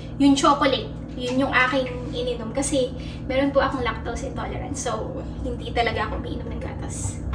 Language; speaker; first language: Filipino; native; Filipino